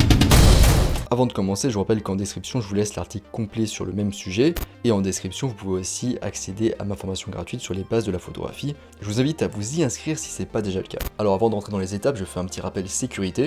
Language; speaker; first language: French; native; French